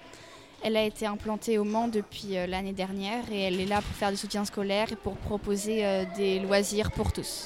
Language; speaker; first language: French; native; French